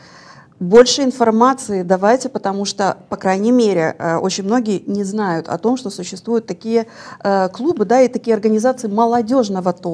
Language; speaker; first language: Russian; native; Russian